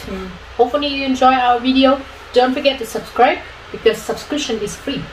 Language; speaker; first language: English; non-native, fluent; Vietnamese